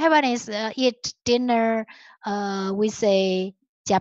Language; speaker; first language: English; non-native, learner; Chinese